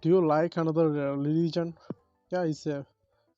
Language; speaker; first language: English; non-native, learner; Bangla